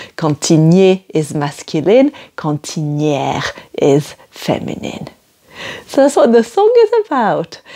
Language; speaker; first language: English; non-native, fluent; French